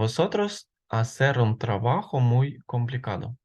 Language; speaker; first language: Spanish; non-native, fluent; Ukrainian